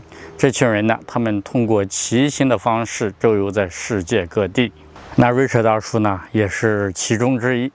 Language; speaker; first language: Chinese; native; Chinese